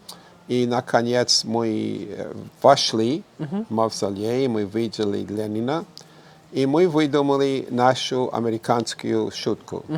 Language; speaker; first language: Russian; non-native, fluent; English